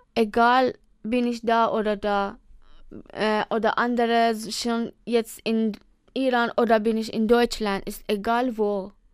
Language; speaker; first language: German; non-native, learner; Persian